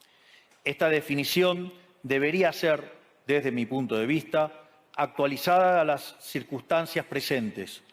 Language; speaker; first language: Spanish; native; Spanish